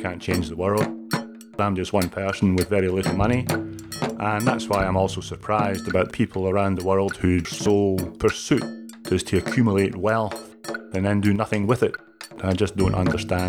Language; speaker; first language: English; native; English